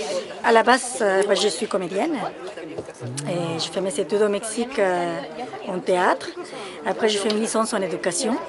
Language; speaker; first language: French; non-native, fluent; Spanish